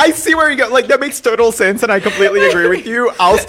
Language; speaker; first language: English; non-native, fluent; Portuguese